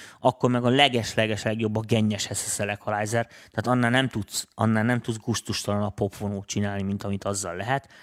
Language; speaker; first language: Hungarian; native; Hungarian